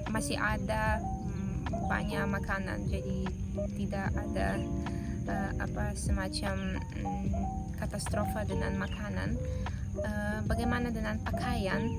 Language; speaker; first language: Indonesian; non-native, fluent; Russian